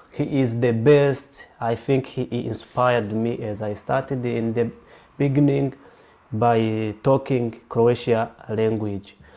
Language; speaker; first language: English; non-native, local second language; Rundi